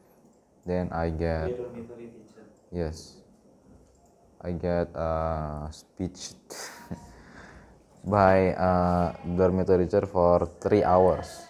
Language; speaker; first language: English; non-native, fluent; Indonesian